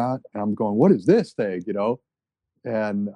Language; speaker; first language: English; native; English